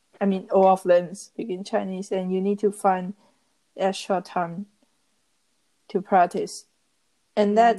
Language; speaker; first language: English; non-native, learner; Chinese